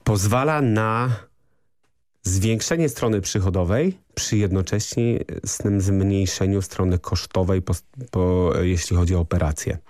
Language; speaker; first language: Polish; native; Polish